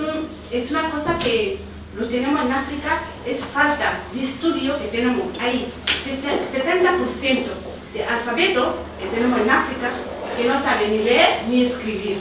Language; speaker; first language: Spanish; non-native, learner; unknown